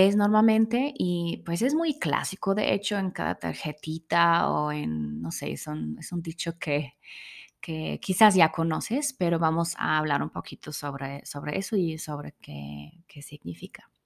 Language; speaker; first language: Spanish; non-native, fluent; German